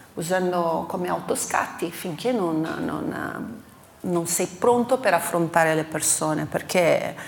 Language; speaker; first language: Italian; non-native, fluent; Portuguese